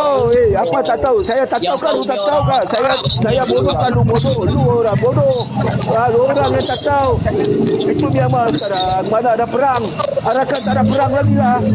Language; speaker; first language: Malay; native; Malay